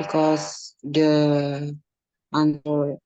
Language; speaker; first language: English; non-native, learner; Indonesian